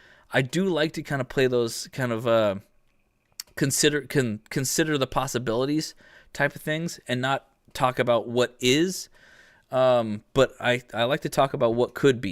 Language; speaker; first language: English; native; English